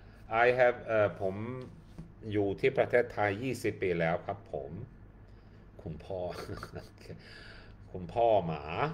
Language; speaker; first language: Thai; non-native, learner; Swedish